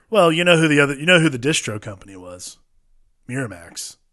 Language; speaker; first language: English; native; English